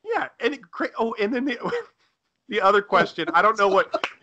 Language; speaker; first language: English; native; English